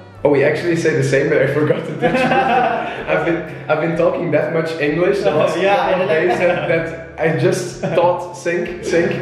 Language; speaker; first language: English; non-native, fluent; Dutch